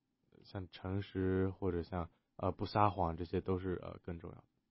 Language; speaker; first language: Chinese; early bilingual, heritage; Chinese